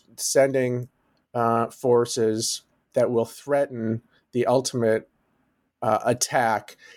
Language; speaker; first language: English; native; English